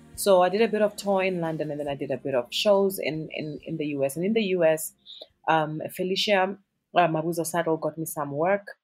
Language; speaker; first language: English; non-native, local second language; Northern Sotho